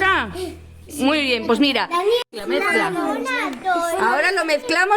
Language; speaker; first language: Spanish; native; Spanish